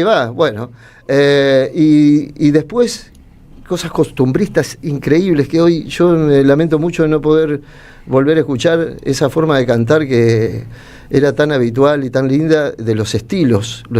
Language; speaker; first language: Spanish; native; Spanish